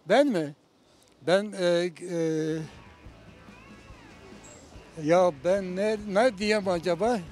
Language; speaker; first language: Turkish; non-native, local second language; Zaza